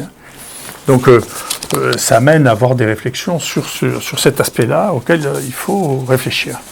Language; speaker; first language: French; native; French